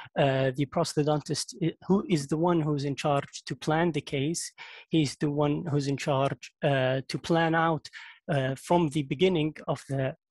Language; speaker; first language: English; non-native, fluent; Arabic